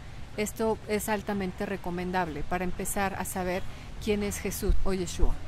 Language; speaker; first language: Spanish; native; Spanish